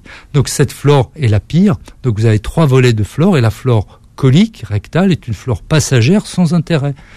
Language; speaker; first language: French; native; French